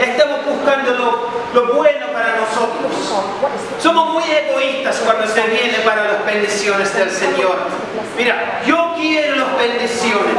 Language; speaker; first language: Spanish; non-native, fluent; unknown